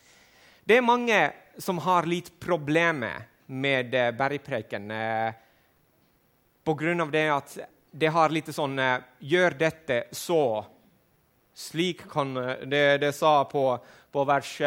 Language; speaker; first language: Swedish; non-native, learner; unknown